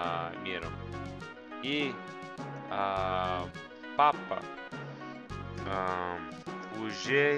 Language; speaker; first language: Russian; non-native, learner; English